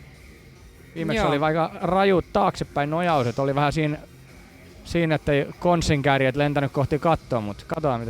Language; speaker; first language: Finnish; native; Finnish